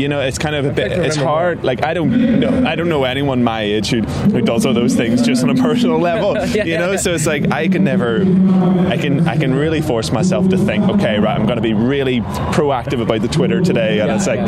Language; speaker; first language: English; native; English